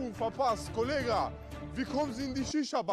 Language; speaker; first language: German; early bilingual, other home language; Russian